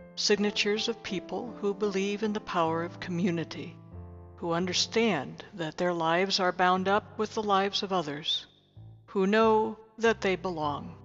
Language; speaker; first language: English; native; English